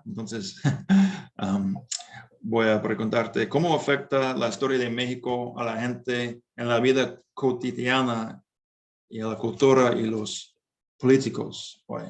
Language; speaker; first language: Spanish; non-native, fluent; English